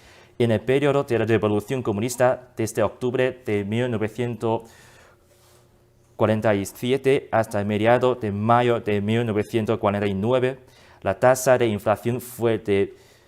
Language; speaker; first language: Spanish; non-native, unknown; Chinese